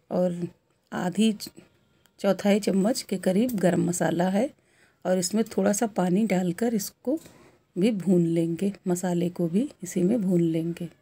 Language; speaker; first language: Hindi; native; Hindi